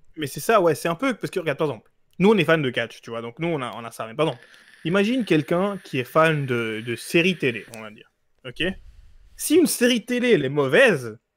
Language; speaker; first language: French; early bilingual, other home language; Portuguese